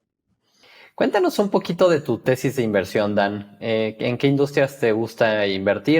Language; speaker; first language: Spanish; native; Spanish